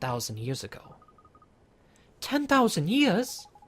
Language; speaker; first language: English; native; English